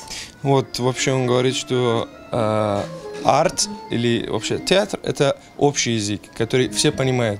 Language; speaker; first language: Russian; non-native, fluent; Persian